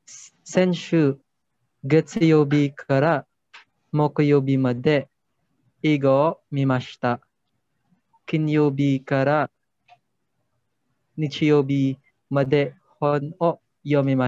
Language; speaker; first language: Japanese; non-native, learner; Filipino